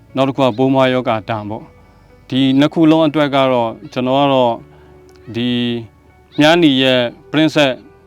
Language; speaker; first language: Burmese; native; Burmese